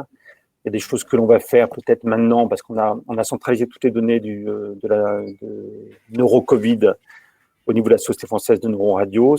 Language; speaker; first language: French; native; French